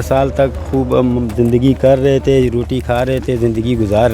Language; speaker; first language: Hindi; non-native, fluent; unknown